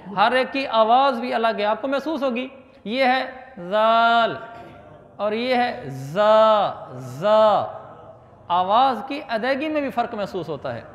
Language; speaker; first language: Urdu; native; Urdu